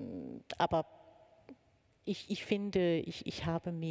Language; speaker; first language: German; non-native, fluent; Danish